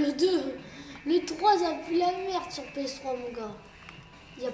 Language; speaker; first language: French; native; French